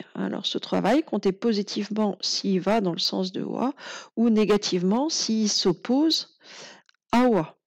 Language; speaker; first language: French; native; French